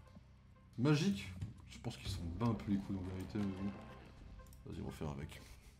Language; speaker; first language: French; native; French